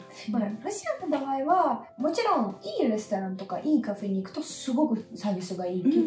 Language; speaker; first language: Japanese; non-native, fluent; Russian